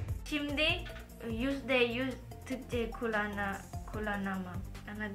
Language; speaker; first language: Turkish; non-native, learner; Thai